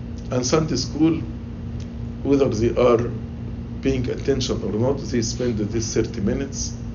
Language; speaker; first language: English; non-native, fluent; Arabic